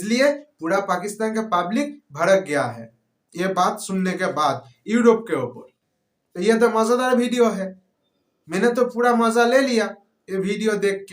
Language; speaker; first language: Hindi; non-native, local second language; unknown